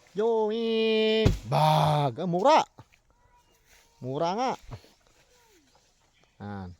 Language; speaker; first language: Filipino; non-native, local second language; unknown